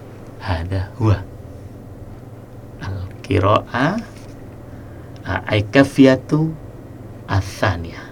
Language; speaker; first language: Arabic; non-native, fluent; Indonesian